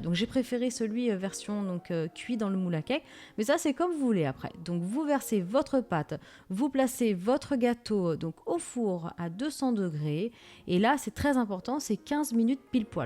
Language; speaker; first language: French; native; French